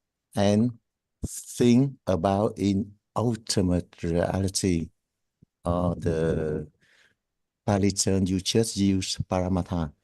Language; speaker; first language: English; non-native, learner; Vietnamese